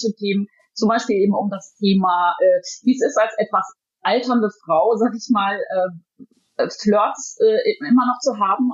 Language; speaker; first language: German; native; German